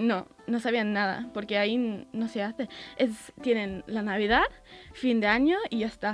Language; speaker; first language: Spanish; early bilingual, heritage; English